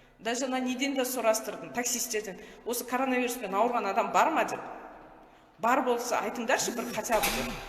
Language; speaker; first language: Kazakh; native; Kazakh